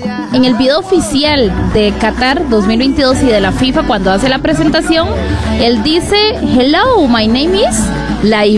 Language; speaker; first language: Spanish; native; Spanish